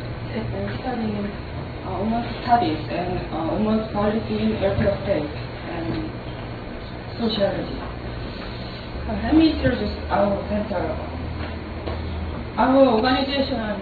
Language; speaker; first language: English; non-native, learner; Korean